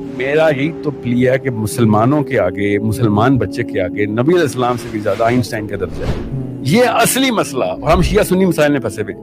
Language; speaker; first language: Urdu; native; Urdu